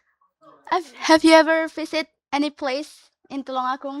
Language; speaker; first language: English; non-native, learner; Indonesian